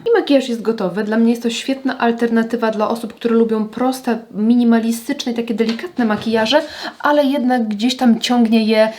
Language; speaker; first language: Polish; native; Polish